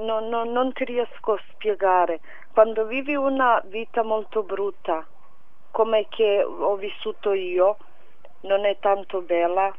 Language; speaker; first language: Italian; non-native, fluent; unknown